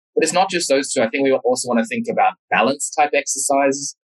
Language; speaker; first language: English; native; English